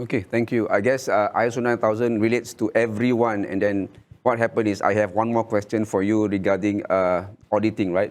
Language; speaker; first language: English; non-native, local second language; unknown